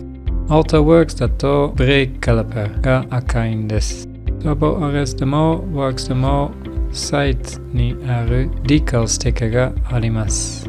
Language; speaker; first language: Japanese; non-native, learner; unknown